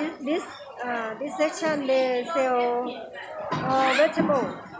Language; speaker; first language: English; non-native, learner; Thai